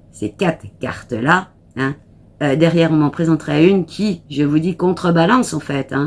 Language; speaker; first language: French; native; French